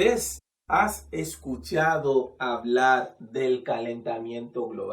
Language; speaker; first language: Spanish; non-native, fluent; Haitian Creole